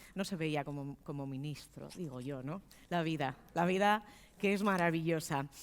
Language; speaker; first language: Spanish; native; Spanish